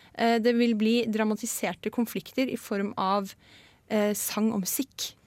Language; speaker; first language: Norwegian; native; Norwegian